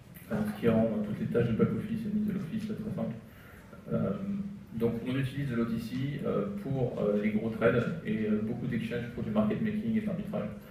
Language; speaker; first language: French; native; French